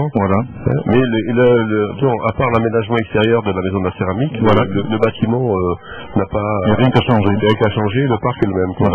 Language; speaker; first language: French; native; French